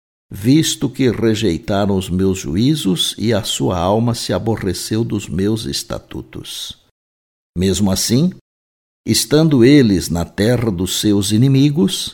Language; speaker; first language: Portuguese; native; Portuguese